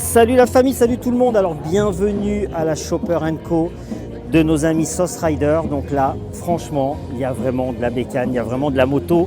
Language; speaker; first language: French; native; French